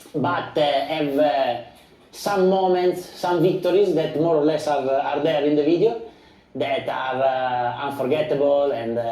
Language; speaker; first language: English; non-native, fluent; Italian